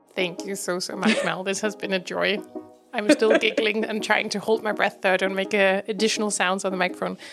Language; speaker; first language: English; non-native, fluent; German